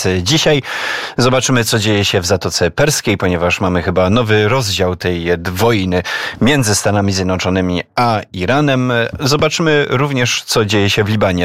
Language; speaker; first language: Polish; native; Polish